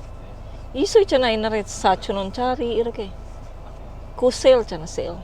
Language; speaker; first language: Korean; non-native, learner; Filipino